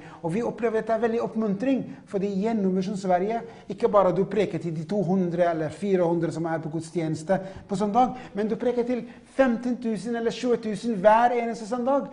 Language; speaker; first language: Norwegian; non-native, fluent; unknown